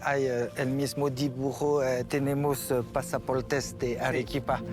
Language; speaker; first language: Spanish; non-native, learner; French